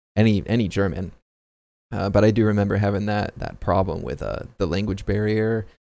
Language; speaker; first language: English; native; English